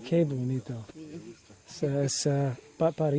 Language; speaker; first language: Spanish; non-native, learner; English